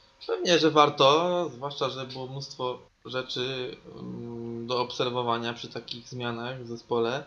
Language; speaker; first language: Polish; native; Polish